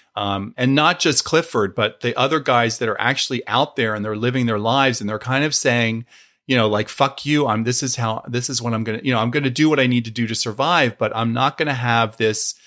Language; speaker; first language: English; native; English